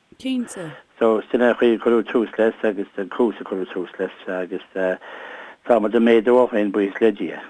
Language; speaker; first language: Irish; native; Irish